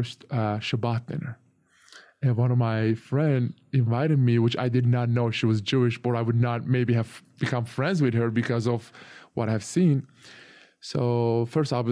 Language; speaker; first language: English; non-native, fluent; Turkish